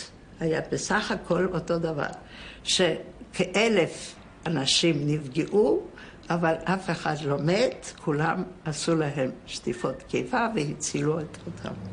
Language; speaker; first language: Hebrew; non-native, fluent; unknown